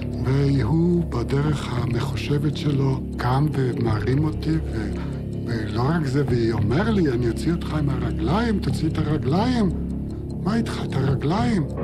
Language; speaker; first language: Hebrew; non-native, fluent; Yiddish